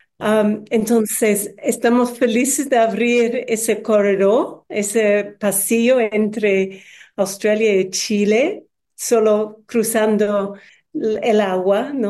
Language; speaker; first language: Spanish; non-native, learner; English